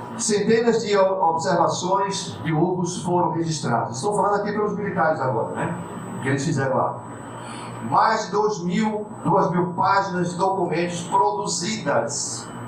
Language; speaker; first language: Portuguese; native; Portuguese